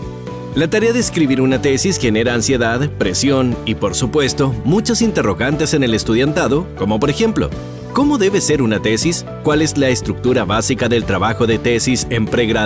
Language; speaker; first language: Spanish; native; Spanish